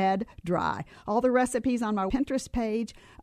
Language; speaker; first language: English; native; English